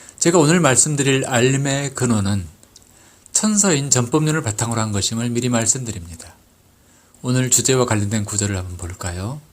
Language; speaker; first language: Korean; native; Korean